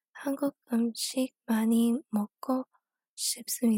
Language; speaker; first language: Korean; non-native, learner; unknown